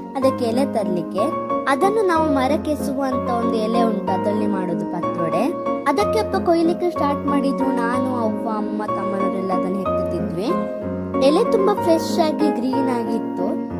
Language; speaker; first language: Kannada; non-native, local second language; Tulu